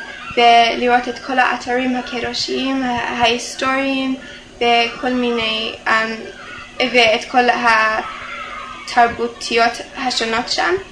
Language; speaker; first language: Hebrew; non-native, fluent; English